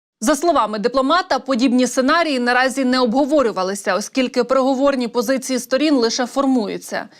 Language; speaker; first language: Ukrainian; native; Ukrainian